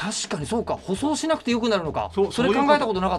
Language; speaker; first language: Japanese; native; Japanese